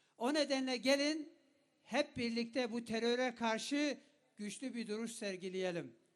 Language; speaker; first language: Turkish; non-native, local second language; Kurdish